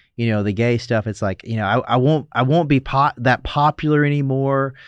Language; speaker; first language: English; native; English